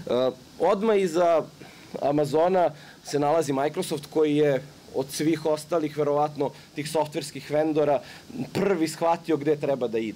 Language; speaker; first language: Serbian; native; Serbian